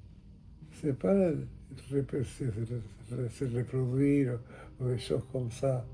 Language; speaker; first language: French; non-native, fluent; Spanish